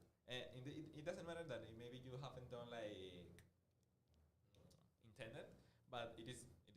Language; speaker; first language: English; non-native, fluent; Spanish